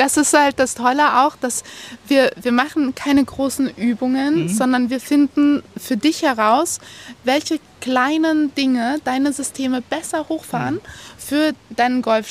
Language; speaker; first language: German; native; German